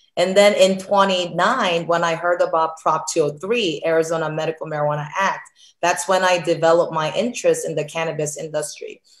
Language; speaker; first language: English; early bilingual, other home language; Korean